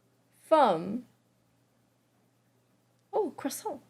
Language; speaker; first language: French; non-native, learner; English